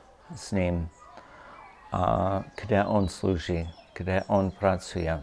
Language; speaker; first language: Slovak; non-native, fluent; English